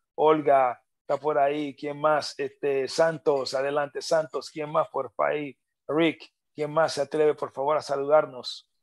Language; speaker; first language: Spanish; native; Spanish